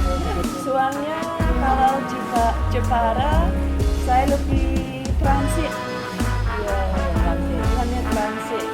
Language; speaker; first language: Indonesian; non-native, fluent; English